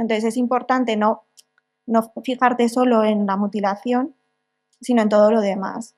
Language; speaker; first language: Spanish; native; Spanish